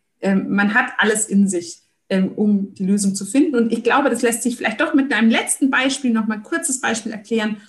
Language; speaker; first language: German; early bilingual, other home language; Turkish